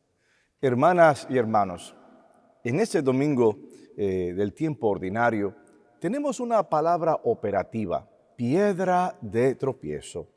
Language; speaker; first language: Spanish; native; Spanish